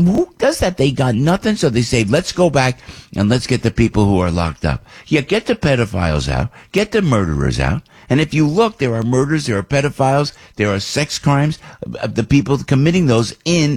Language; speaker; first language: English; native; English